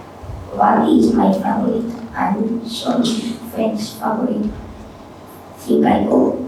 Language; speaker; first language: English; non-native, learner; Spanish